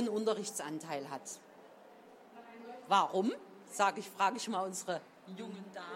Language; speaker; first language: German; native; German